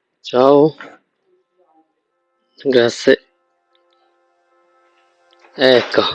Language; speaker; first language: Italian; non-native, learner; Bangla